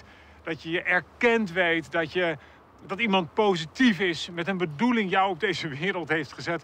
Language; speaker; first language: Dutch; native; Dutch